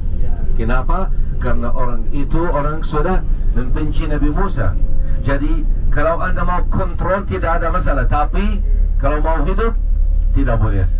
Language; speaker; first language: Indonesian; non-native, fluent; Arabic